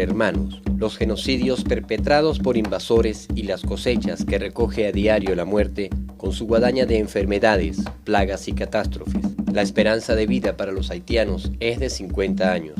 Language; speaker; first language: Spanish; native; Spanish